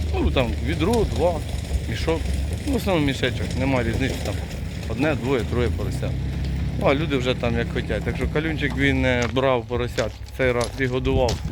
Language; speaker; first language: Ukrainian; native; Ukrainian